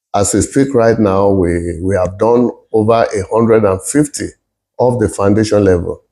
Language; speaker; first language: English; non-native, local second language; Yoruba